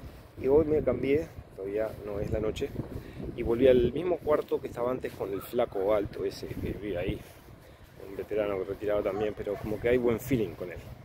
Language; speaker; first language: Spanish; native; Spanish